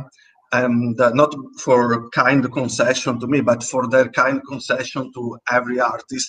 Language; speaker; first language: English; non-native, fluent; Italian